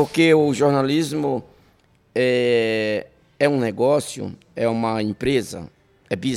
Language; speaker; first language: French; non-native, learner; Portuguese